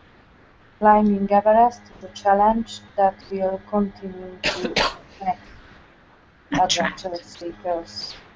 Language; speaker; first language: English; non-native, learner; Hungarian